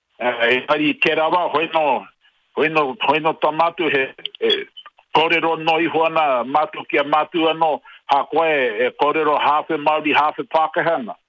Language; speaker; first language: Māori; native; Māori